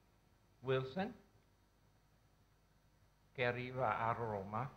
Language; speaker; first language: Italian; non-native, fluent; English